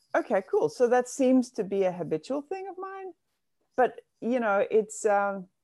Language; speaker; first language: English; native; English